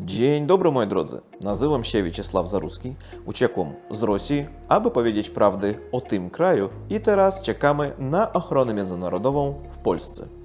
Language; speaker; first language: Polish; non-native, learner; Russian